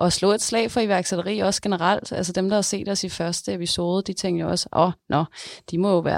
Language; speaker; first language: Danish; native; Danish